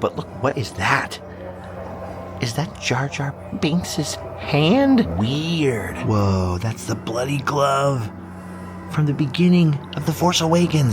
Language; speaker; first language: English; native; English